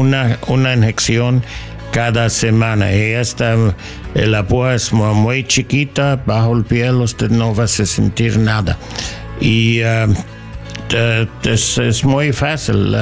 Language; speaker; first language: Spanish; non-native, learner; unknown